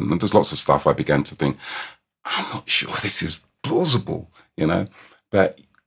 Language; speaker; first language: English; native; English